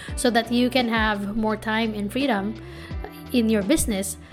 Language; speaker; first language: English; non-native, local second language; Filipino